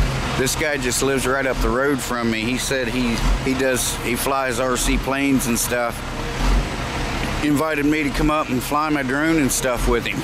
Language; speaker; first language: English; native; English